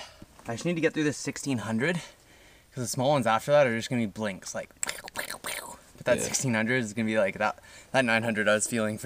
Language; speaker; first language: English; native; English